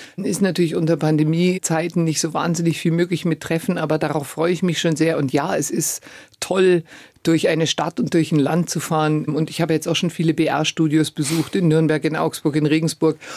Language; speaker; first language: German; native; German